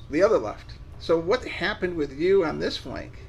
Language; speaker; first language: English; native; English